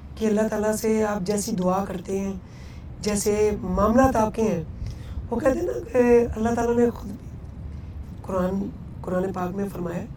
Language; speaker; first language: Urdu; non-native, local second language; Punjabi